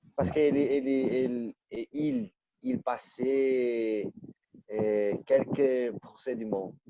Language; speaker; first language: French; non-native, learner; Portuguese